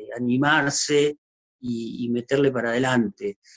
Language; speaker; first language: Spanish; native; Spanish